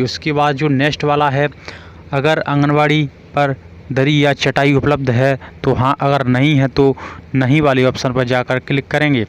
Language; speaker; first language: Hindi; native; Hindi